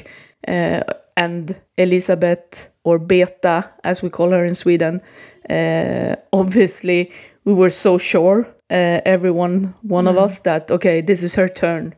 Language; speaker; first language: English; non-native, fluent; Swedish